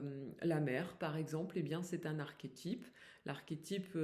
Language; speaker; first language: French; native; French